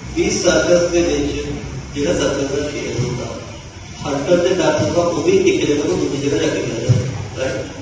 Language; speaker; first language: Hindi; non-native, local second language; Punjabi